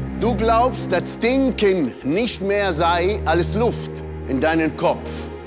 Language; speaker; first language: German; non-native, fluent; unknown